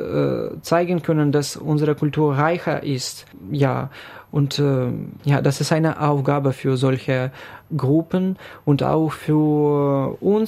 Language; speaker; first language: German; non-native, fluent; Ukrainian